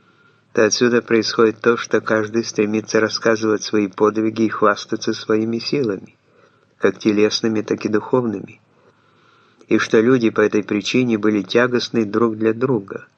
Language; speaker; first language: Russian; native; Russian